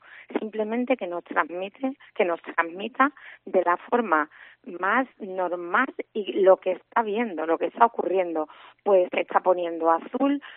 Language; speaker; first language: Spanish; native; Spanish